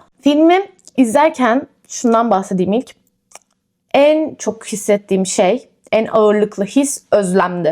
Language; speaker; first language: Turkish; native; Turkish